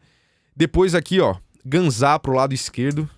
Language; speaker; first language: Portuguese; native; Portuguese